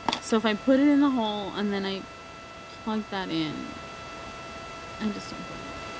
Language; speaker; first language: English; native; English